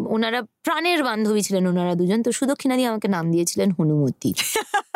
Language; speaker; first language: Bangla; native; Bangla